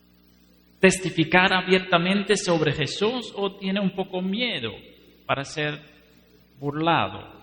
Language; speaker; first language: Spanish; non-native, fluent; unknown